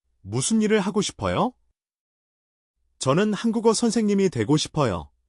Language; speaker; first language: Korean; non-native, learner; Chinese